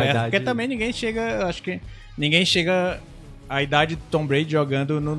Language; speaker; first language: Portuguese; native; Portuguese